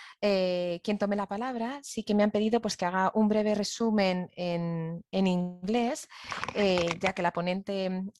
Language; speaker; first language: Spanish; native; Spanish